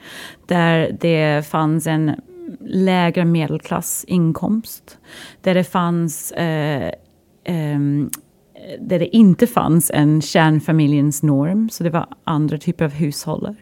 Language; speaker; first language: Swedish; non-native, fluent; English